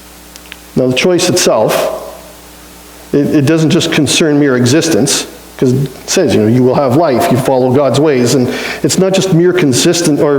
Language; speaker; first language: English; native; English